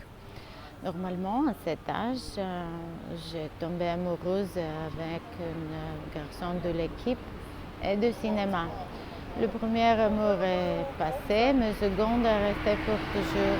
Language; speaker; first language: French; non-native, learner; Bulgarian